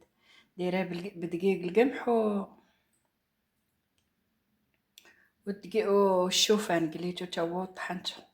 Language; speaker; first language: Arabic; native; Arabic